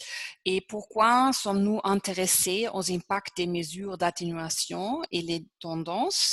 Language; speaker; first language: French; non-native, fluent; German